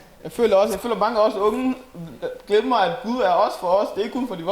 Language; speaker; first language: Danish; early bilingual, other home language; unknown